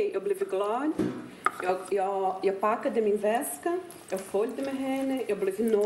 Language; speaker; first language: Swedish; non-native, fluent; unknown